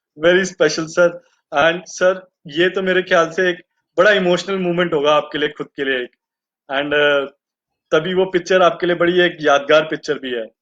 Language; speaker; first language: Hindi; native; Hindi